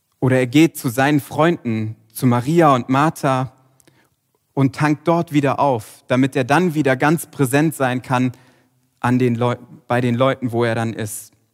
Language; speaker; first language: German; native; German